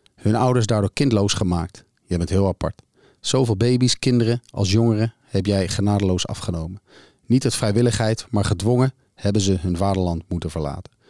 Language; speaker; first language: Dutch; native; Dutch